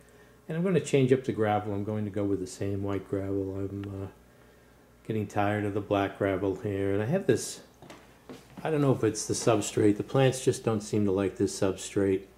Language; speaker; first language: English; native; English